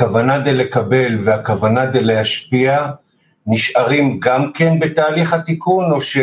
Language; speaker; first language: Hebrew; non-native, fluent; Turkish